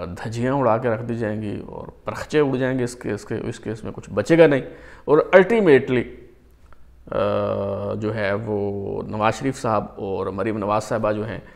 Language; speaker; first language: Urdu; native; Urdu